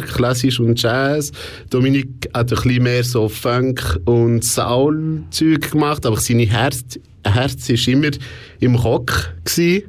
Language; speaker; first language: German; non-native, local second language; French